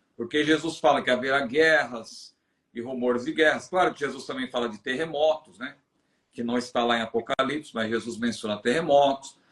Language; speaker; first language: Portuguese; native; Portuguese